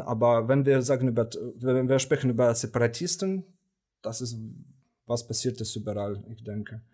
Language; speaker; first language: German; non-native, fluent; Romanian